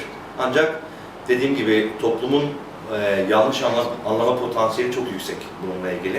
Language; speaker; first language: Turkish; native; Turkish